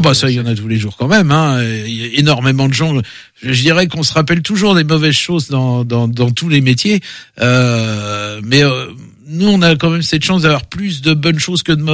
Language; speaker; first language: French; native; French